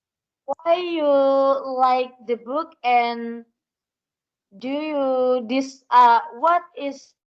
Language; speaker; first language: English; non-native, learner; Indonesian